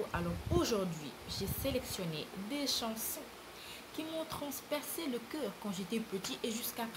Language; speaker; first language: French; non-native, local second language; Wolof